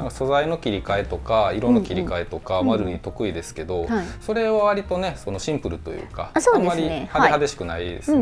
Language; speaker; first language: Japanese; native; Japanese